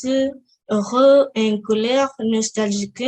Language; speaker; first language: French; non-native, learner; Spanish